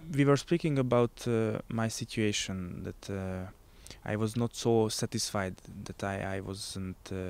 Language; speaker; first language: English; non-native, fluent; Hungarian